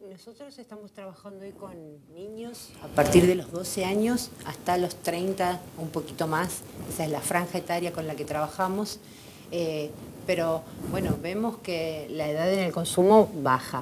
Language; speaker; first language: Spanish; native; Spanish